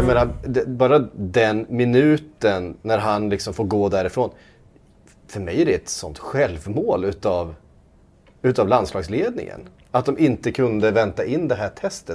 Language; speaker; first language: Swedish; native; Swedish